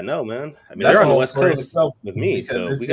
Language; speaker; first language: English; native; English